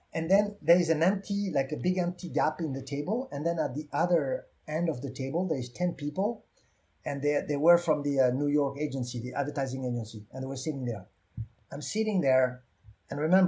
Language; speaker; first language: English; non-native, fluent; French